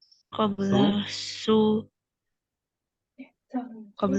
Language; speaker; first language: Arabic; non-native, learner; Indonesian